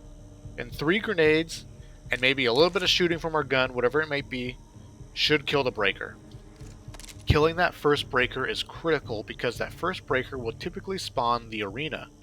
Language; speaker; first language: English; native; English